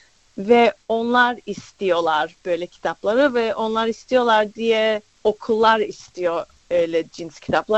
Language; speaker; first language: Turkish; early bilingual, other home language; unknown